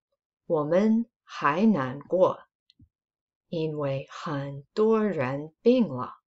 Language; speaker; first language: Chinese; non-native, fluent; English